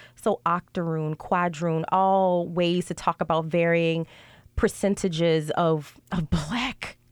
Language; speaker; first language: English; native; English